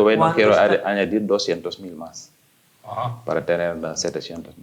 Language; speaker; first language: Spanish; non-native, fluent; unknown